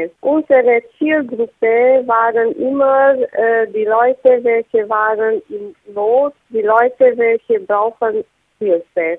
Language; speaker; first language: German; non-native, fluent; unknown